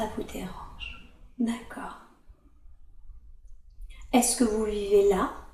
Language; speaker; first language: French; native; French